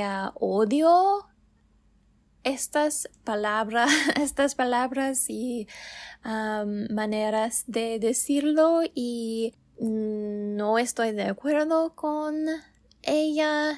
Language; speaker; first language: Spanish; non-native, learner; English